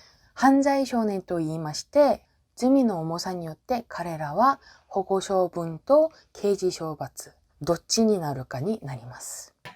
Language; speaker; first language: Japanese; non-native, fluent; Korean